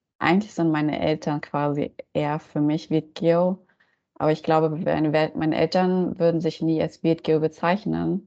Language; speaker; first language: German; native; German